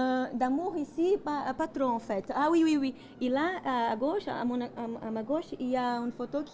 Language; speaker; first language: French; non-native, fluent; Portuguese